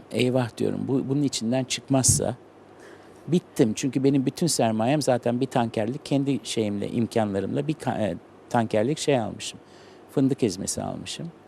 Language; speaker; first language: Turkish; native; Turkish